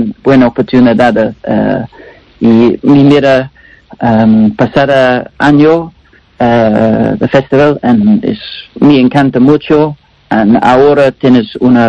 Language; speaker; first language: Spanish; non-native, learner; English